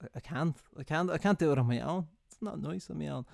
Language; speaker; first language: English; native; English